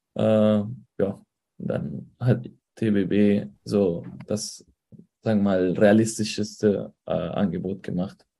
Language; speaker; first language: German; early bilingual, heritage; Spanish